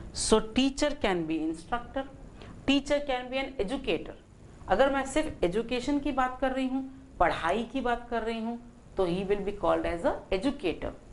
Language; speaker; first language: Hindi; native; Hindi